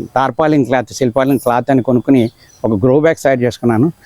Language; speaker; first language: Telugu; native; Telugu